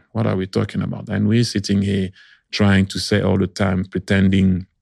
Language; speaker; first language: English; early bilingual, other home language; French